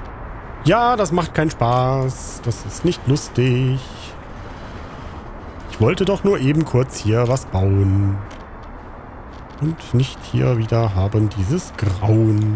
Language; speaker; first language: German; native; German